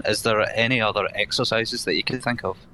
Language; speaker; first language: English; native; English